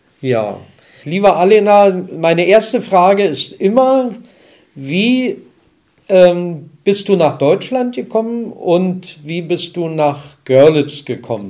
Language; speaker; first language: German; native; German